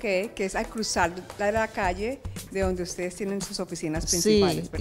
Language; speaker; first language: Spanish; native; Spanish